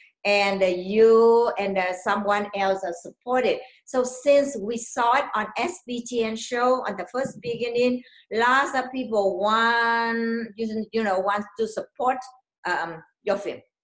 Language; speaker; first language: English; non-native, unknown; Vietnamese